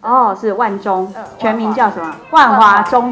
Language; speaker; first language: Chinese; native; Chinese